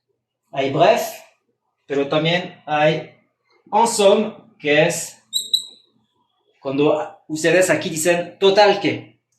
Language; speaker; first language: Spanish; non-native, fluent; French